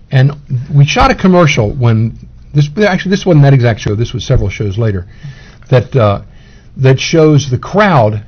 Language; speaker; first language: English; native; English